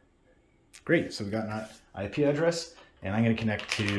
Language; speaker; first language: English; native; English